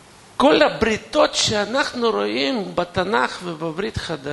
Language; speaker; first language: Hebrew; non-native, fluent; Russian